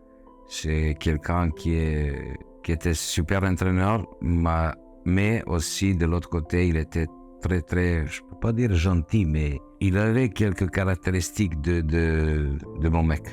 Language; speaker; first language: French; non-native, fluent; Serbian